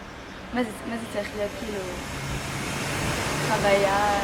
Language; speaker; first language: Hebrew; early bilingual, heritage; French